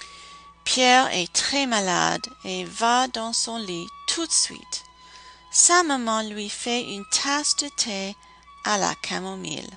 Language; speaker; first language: French; non-native, fluent; English